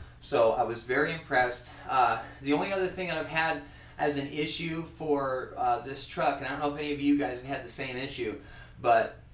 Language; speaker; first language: English; native; English